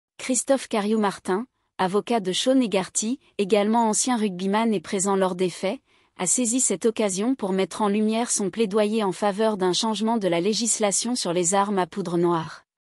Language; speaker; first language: French; native; French